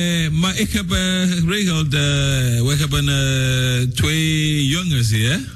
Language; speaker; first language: Dutch; non-native, learner; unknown